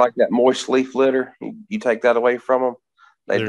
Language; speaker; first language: English; native; English